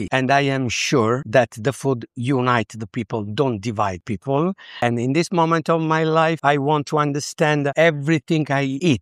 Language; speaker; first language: English; non-native, learner; Italian